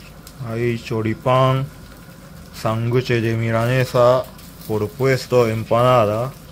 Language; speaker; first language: Spanish; non-native, learner; Japanese